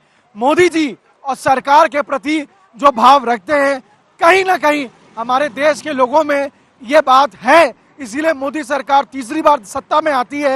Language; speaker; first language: Hindi; native; Hindi